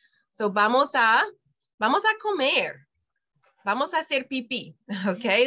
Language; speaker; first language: Spanish; non-native, fluent; English